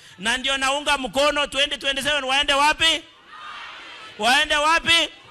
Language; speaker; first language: Swahili; non-native, local second language; Kalenjin